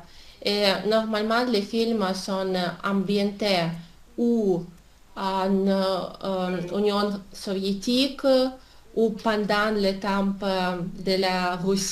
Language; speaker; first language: French; non-native, learner; Russian